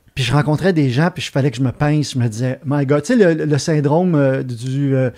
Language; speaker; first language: French; native; French